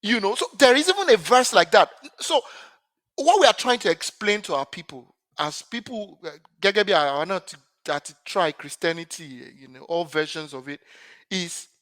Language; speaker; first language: English; non-native, local second language; Yoruba